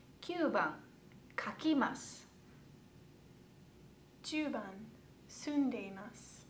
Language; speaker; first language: Japanese; non-native, learner; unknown